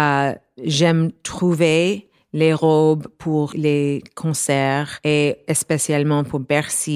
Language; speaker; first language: French; non-native, learner; English